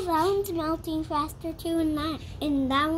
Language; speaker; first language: English; early bilingual, other home language; Russian